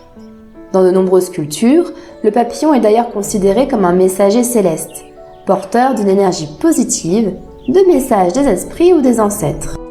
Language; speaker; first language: French; native; French